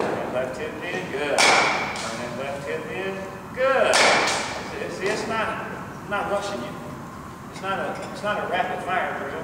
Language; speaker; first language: English; native; English